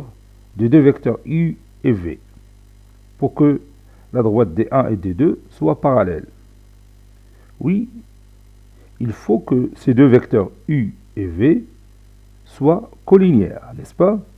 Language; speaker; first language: French; non-native, local second language; Arabic